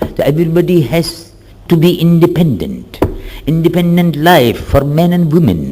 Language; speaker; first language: English; non-native, local second language; Urdu